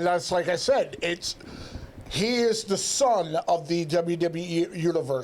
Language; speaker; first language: English; native; English